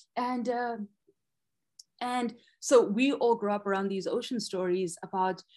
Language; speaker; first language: English; non-native, local second language; Zulu